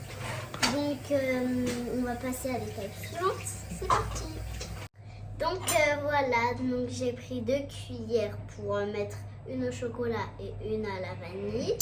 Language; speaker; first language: French; native; French